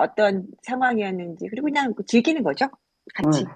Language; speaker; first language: Korean; native; Korean